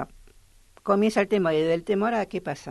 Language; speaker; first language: Spanish; native; Spanish